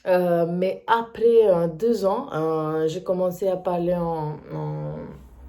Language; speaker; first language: French; non-native, learner; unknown